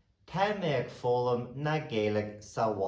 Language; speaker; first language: Irish; non-native, local second language; English